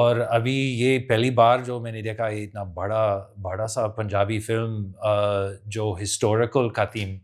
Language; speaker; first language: Hindi; non-native, fluent; English